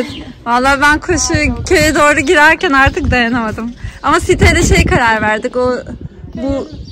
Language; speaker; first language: Turkish; native; Turkish